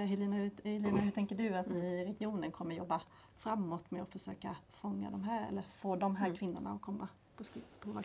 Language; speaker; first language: Swedish; native; Swedish